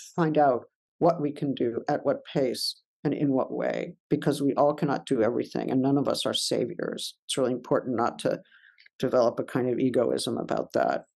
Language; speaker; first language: English; native; English